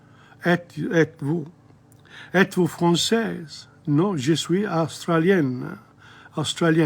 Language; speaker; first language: French; non-native, fluent; English